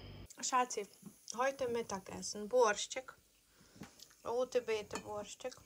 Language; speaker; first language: German; non-native, fluent; Ukrainian